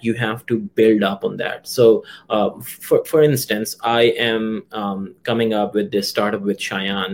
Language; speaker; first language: English; non-native, local second language; Urdu